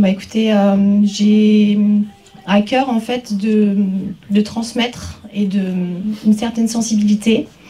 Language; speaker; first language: French; native; French